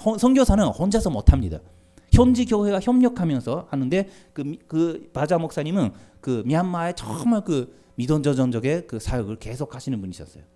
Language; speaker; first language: Korean; non-native, fluent; Japanese